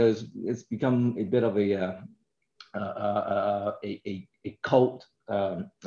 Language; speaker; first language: English; non-native, local second language; Cantonese